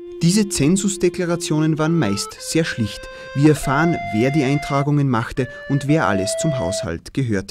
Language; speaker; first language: German; native; German